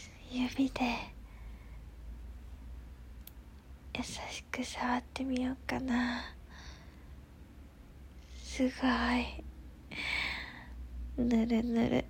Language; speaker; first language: Japanese; native; Japanese